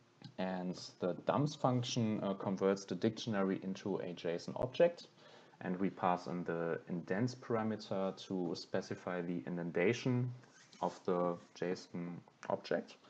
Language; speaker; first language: English; non-native, fluent; German